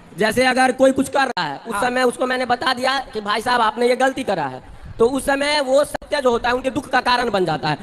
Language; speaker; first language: Hindi; native; Hindi